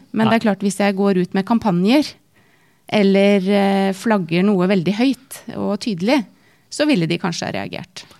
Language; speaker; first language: Norwegian; native; Norwegian